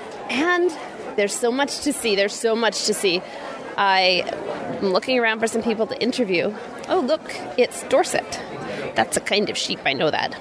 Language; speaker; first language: English; native; English